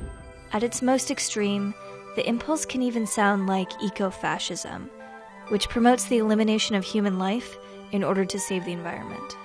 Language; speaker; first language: English; native; English